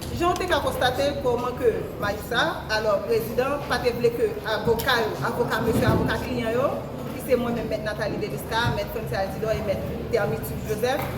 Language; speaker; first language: French; non-native, local second language; Haitian Creole